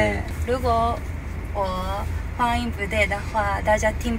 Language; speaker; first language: Chinese; non-native, learner; Japanese